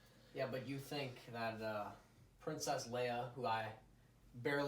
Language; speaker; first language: English; native; English